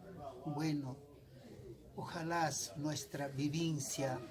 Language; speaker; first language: Spanish; non-native, local second language; Quechua